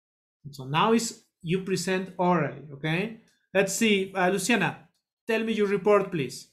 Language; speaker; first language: English; non-native, learner; Spanish